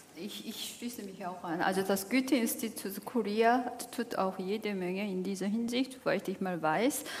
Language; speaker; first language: German; non-native, fluent; Korean